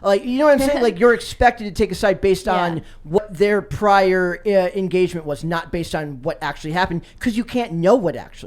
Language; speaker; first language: English; native; English